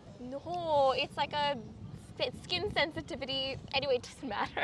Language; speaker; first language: English; early bilingual, other home language; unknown